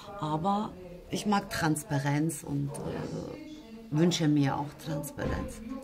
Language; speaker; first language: German; non-native, fluent; Turkish